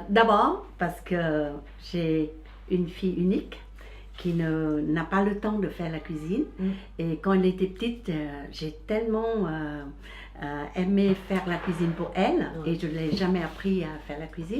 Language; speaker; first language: French; early bilingual, other home language; Vietnamese